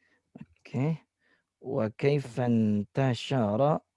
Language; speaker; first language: Arabic; non-native, fluent; English